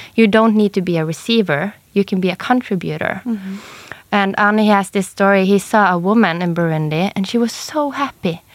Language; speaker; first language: English; non-native, fluent; Norwegian